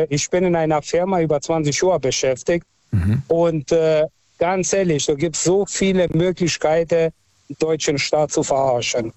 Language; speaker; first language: German; non-native, fluent; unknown